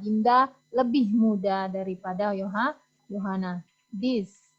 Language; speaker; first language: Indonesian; native; Indonesian